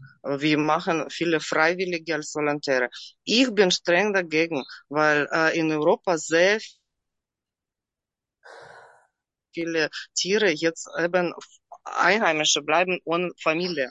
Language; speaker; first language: German; non-native, learner; Russian